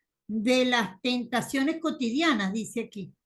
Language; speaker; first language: Spanish; native; Spanish